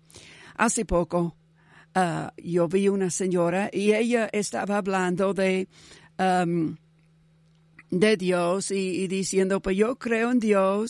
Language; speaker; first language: Spanish; non-native, fluent; English